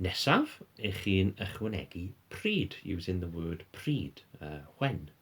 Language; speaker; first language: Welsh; non-native, fluent; English